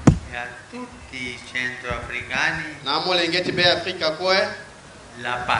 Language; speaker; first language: Italian; non-native, fluent; Spanish